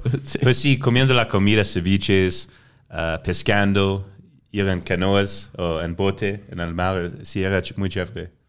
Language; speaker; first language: Spanish; non-native, fluent; French